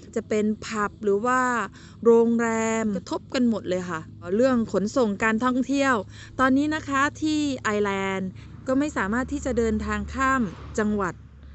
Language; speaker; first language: Thai; native; Thai